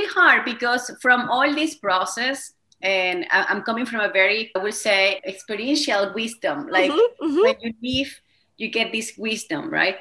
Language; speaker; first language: English; non-native, fluent; Spanish